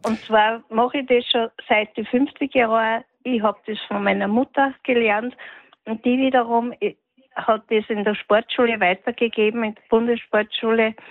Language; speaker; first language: German; native; German